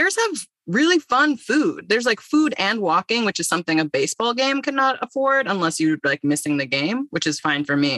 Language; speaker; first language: English; native; English